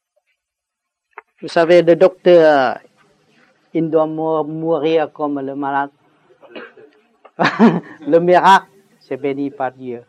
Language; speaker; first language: French; non-native, learner; Vietnamese